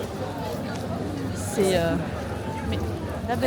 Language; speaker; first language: French; native; French